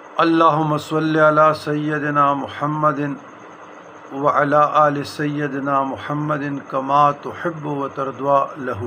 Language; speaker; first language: Urdu; non-native, local second language; Pashto